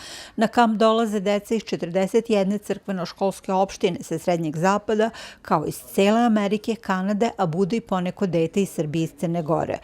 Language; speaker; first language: Bosnian; native; Bosnian